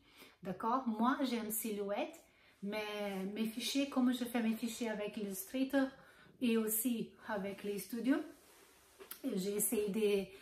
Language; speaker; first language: French; non-native, fluent; Portuguese